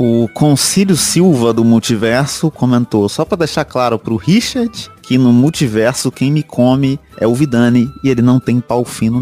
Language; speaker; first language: Portuguese; native; Portuguese